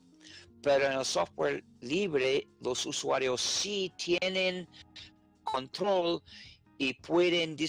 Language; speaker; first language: Spanish; non-native, fluent; English